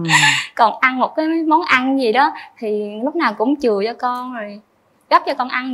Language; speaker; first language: Vietnamese; native; Vietnamese